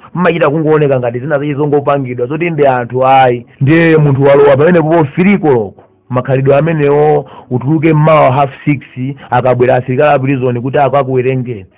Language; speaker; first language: Nyanja; native; Nyanja